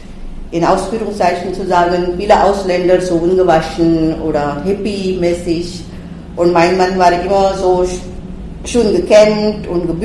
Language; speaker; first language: German; non-native, fluent; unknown